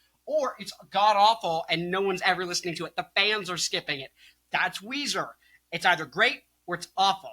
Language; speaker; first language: English; native; English